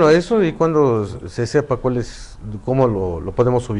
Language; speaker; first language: Spanish; native; Spanish